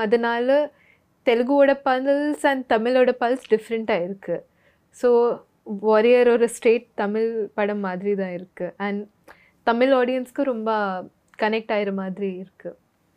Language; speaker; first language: Tamil; non-native, learner; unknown